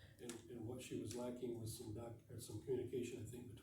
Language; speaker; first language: English; native; English